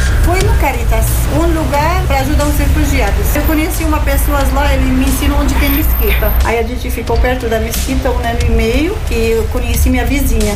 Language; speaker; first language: Portuguese; non-native, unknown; Arabic